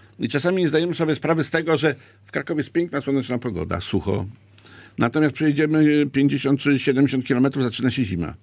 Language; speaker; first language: Polish; native; Polish